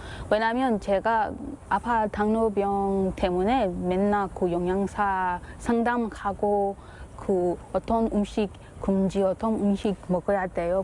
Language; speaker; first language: Korean; non-native, learner; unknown